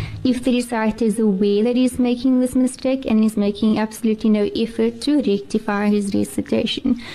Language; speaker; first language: English; native; English